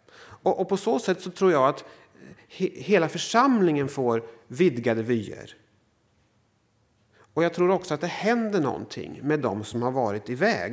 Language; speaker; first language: Swedish; native; Swedish